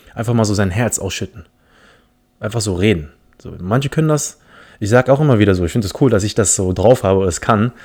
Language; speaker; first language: German; early bilingual, other home language; English